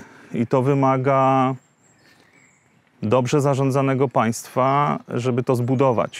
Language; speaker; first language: Polish; native; Polish